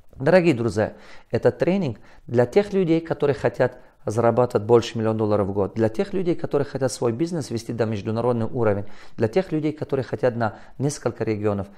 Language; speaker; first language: Russian; non-native, local second language; Tajik